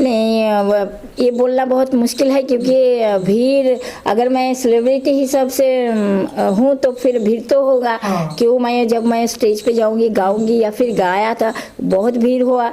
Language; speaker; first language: Hindi; non-native, local second language; Bangla